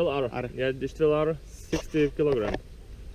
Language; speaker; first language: English; non-native, learner; Lithuanian